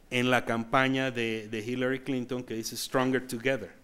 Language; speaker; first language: Spanish; native; Spanish